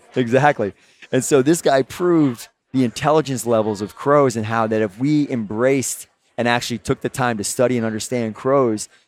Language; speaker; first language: English; native; English